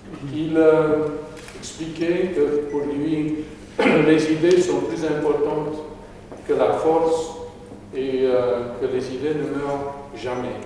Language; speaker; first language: French; non-native, fluent; Romanian